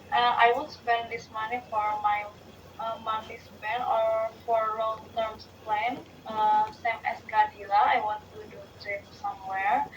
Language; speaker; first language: English; non-native, learner; Indonesian